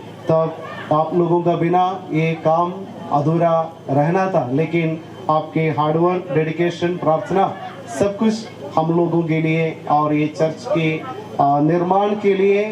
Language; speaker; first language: Hindi; non-native, local second language; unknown